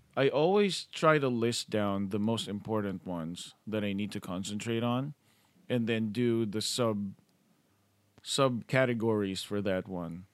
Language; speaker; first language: English; non-native, local second language; Filipino